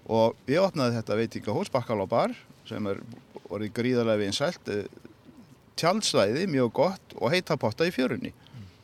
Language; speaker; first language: Icelandic; non-native, fluent; Polish